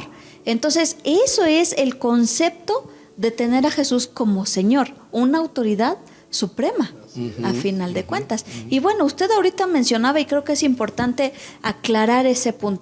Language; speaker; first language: Spanish; native; Spanish